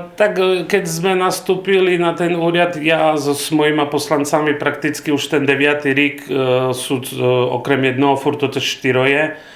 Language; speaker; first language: Slovak; non-native, local second language; Rusyn